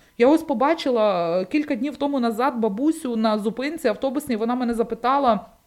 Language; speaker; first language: Ukrainian; native; Ukrainian